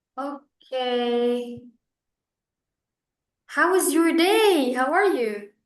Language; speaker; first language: English; non-native, fluent; Indonesian